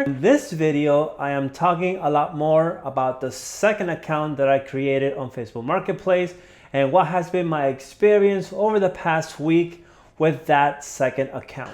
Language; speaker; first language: English; native; English